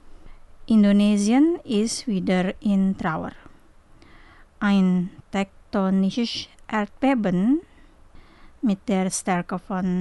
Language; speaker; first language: German; non-native, fluent; Indonesian